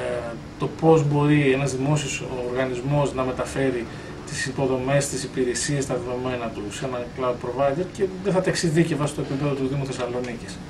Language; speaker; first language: Greek; native; Greek